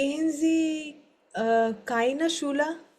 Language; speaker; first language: German; non-native, fluent; Hindi